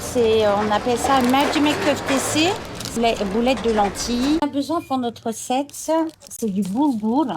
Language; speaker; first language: French; non-native, fluent; Turkish